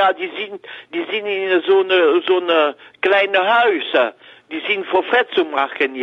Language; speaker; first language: German; non-native, learner; French